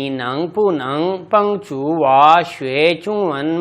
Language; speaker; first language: Chinese; non-native, learner; Urdu